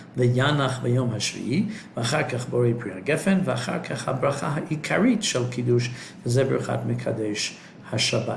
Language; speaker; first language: Hebrew; non-native, fluent; English